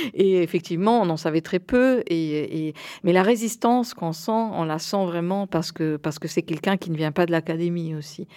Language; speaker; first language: French; early bilingual, heritage; Spanish